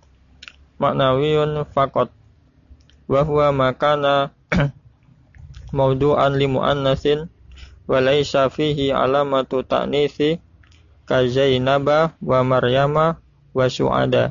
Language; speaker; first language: Arabic; non-native, learner; Indonesian